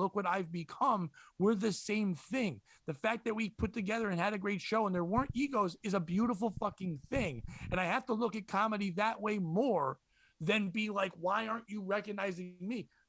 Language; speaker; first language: English; native; English